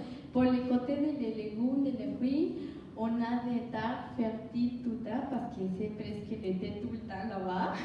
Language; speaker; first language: French; non-native, learner; Spanish